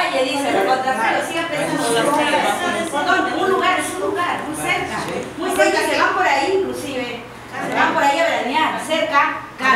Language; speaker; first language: Spanish; native; Spanish